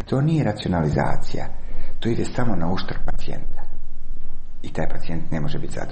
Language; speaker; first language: Serbian; native; Serbian